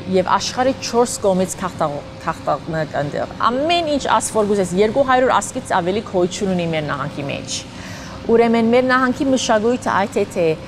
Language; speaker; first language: Armenian; early bilingual, heritage; Armenian